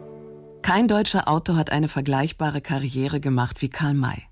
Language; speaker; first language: German; native; German